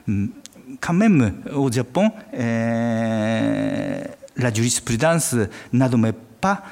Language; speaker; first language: French; non-native, fluent; Japanese